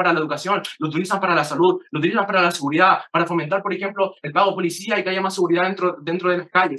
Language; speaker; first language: Spanish; native; Spanish